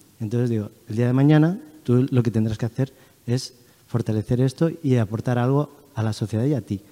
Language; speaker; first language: Spanish; early bilingual, other home language; Chinese